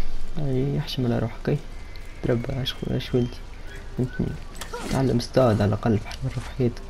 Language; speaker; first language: Arabic; native; Arabic